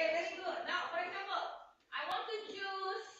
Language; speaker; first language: English; non-native, learner; Indonesian